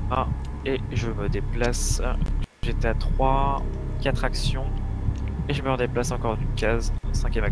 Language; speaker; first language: French; native; French